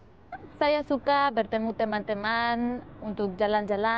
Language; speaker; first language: Indonesian; non-native, fluent; Spanish